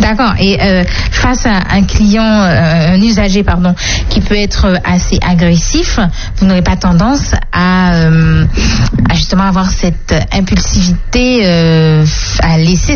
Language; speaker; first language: French; native; French